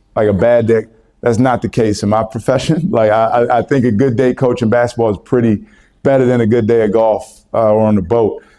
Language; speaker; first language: English; native; English